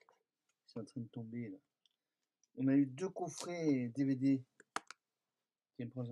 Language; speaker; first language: French; native; French